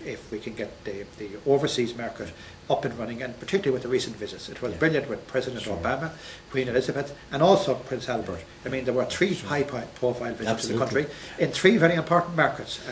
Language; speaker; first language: English; native; English